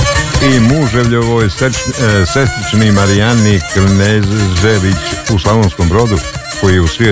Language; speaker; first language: Serbian; native; Serbian